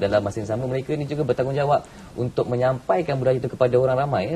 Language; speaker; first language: Malay; native; Malay